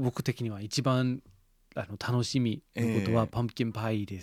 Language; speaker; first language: Japanese; non-native, fluent; English